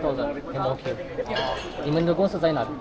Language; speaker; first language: Chinese; non-native, learner; Amharic